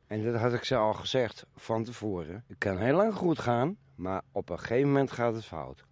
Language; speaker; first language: Dutch; native; Dutch